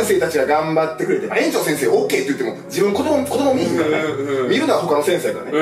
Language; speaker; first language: Japanese; early bilingual, other home language; French